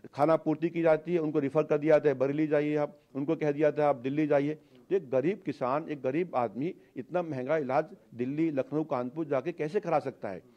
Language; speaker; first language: Hindi; native; Hindi